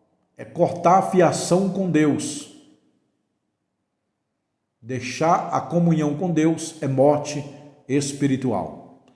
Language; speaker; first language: Portuguese; native; Portuguese